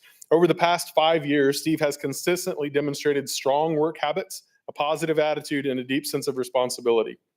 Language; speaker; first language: English; native; English